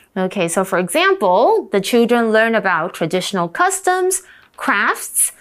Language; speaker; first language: English; native; English